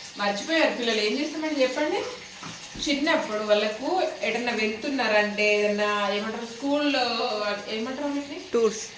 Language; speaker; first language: Telugu; native; Telugu